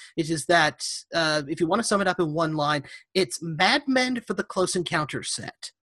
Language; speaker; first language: English; native; English